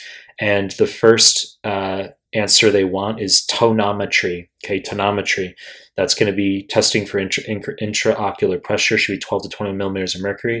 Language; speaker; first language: English; native; English